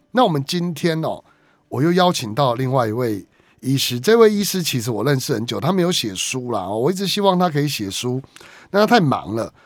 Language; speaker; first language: Chinese; native; Chinese